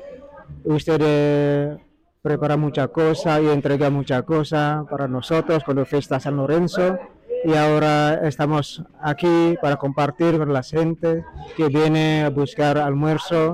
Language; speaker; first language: Spanish; non-native, learner; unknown